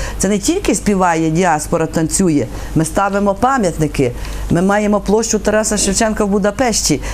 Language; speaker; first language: Ukrainian; native; Ukrainian